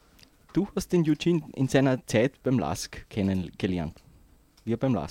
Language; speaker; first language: German; native; German